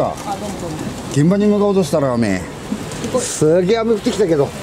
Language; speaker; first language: Japanese; native; Japanese